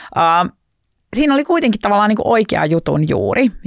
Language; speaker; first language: Finnish; native; Finnish